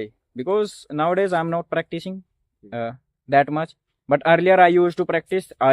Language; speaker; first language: English; non-native, learner; Hindi